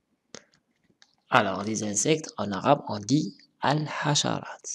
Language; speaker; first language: French; non-native, local second language; Arabic